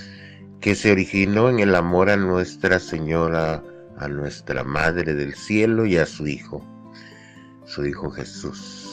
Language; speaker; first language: Spanish; native; Spanish